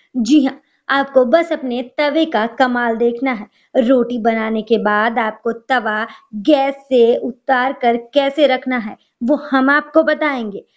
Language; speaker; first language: Hindi; native; Hindi